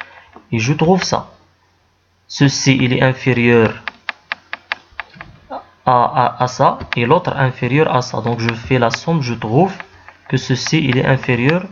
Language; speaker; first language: French; non-native, local second language; Arabic